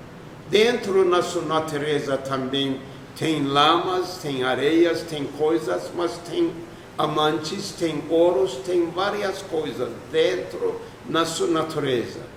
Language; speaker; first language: Portuguese; non-native, fluent; Turkish